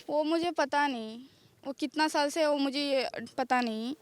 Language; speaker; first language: Hindi; early bilingual, other home language; Bangla